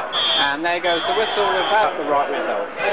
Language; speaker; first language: English; native; English